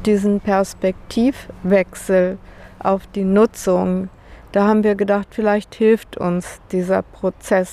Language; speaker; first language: German; native; German